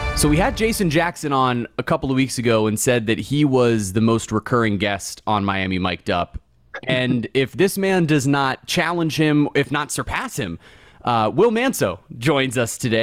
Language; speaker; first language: English; native; English